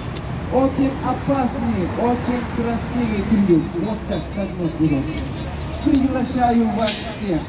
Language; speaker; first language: Russian; non-native, learner; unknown